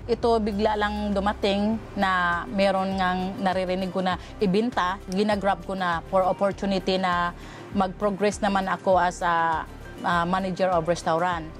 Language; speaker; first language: Filipino; non-native, local second language; Cebuano